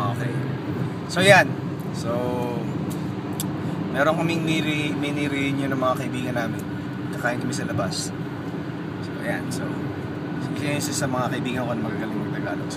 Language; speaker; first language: Filipino; native; Filipino